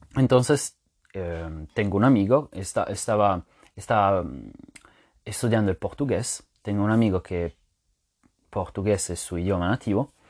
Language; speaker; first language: Spanish; non-native, fluent; French